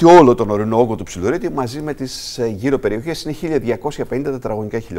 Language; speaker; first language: Greek; native; Greek